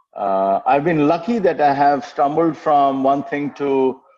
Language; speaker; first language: English; non-native, local second language; Telugu